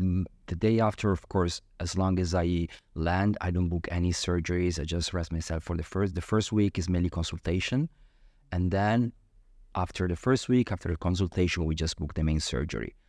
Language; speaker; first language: English; non-native, fluent; Italian